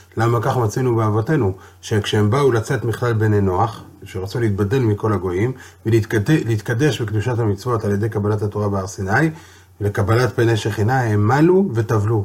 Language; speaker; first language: Hebrew; native; Hebrew